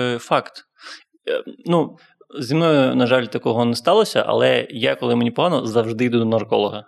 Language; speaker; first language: Ukrainian; non-native, local second language; Russian